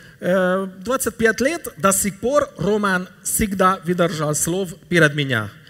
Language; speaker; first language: Russian; non-native, learner; Hungarian